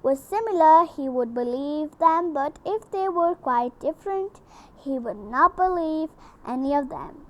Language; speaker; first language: English; non-native, local second language; Urdu